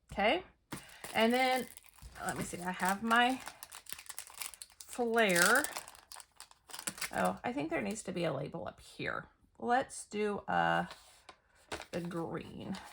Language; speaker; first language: English; native; English